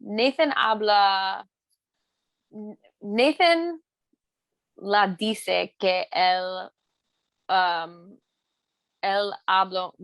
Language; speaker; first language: Spanish; non-native, learner; English